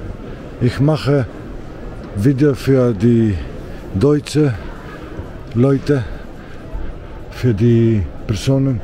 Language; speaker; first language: German; non-native, learner; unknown